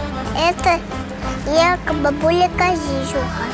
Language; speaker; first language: Russian; non-native, local second language; Uzbek